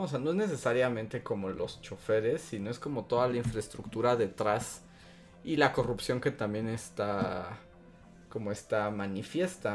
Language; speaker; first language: Spanish; native; Spanish